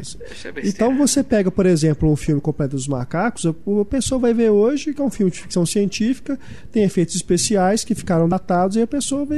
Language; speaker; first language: Portuguese; native; Portuguese